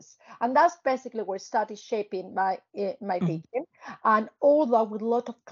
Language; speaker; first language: English; non-native, fluent; Spanish